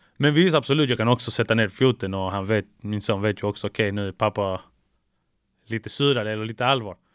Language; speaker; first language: Swedish; early bilingual, other home language; Spanish